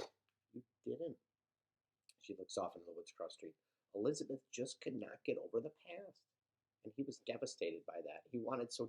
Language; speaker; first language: English; native; English